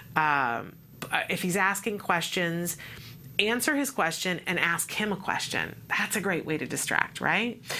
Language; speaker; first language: English; native; English